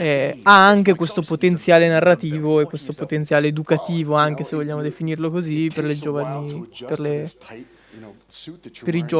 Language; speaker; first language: Italian; native; Italian